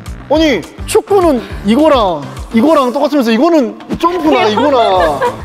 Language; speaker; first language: Korean; native; Korean